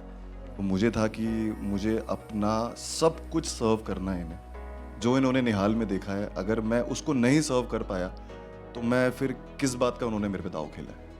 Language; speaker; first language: Hindi; native; Hindi